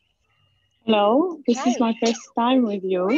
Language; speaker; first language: English; non-native, fluent; Arabic